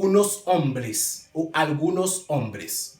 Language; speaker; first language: Spanish; non-native, learner; Haitian Creole